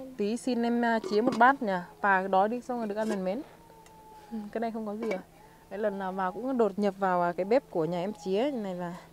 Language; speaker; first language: Vietnamese; non-native, local second language; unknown